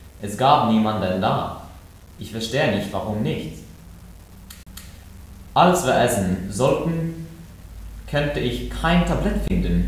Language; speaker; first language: German; non-native, learner; Norwegian